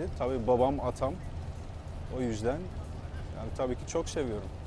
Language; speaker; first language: Turkish; early bilingual, heritage; Turkish